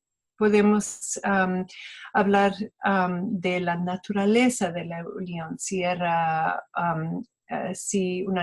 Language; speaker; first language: Spanish; non-native, fluent; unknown